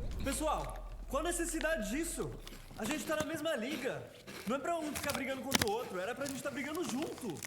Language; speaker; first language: Portuguese; native; Portuguese